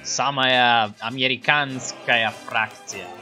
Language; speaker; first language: Russian; non-native, learner; English